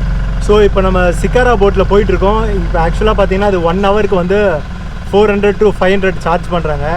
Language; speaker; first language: Tamil; native; Tamil